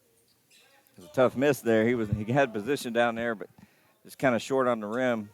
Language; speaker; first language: English; native; English